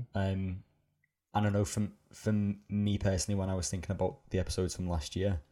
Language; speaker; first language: English; native; English